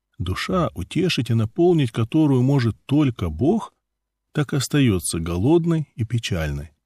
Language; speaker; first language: Russian; native; Russian